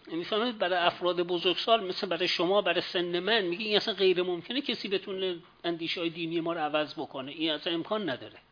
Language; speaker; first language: Persian; native; Persian